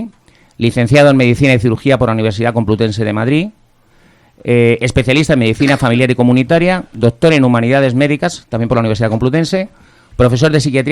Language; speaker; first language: Spanish; native; Spanish